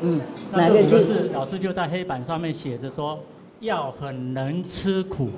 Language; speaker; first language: Chinese; native; Chinese